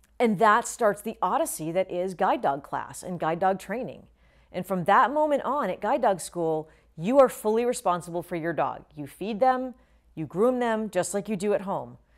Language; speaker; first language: English; native; English